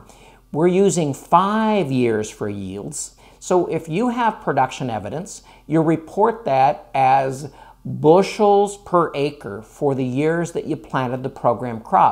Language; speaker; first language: English; native; English